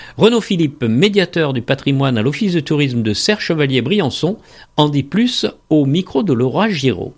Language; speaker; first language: French; native; French